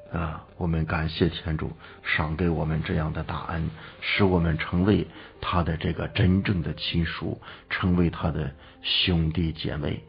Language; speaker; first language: Chinese; native; Chinese